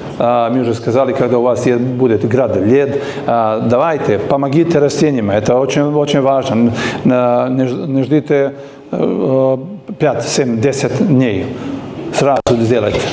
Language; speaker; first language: Russian; non-native, learner; Serbian